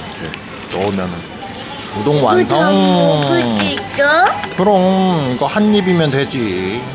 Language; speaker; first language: Korean; native; Korean